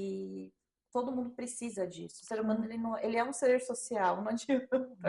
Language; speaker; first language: Portuguese; native; Portuguese